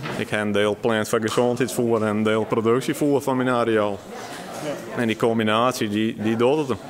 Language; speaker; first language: Dutch; non-native, local second language; Western Frisian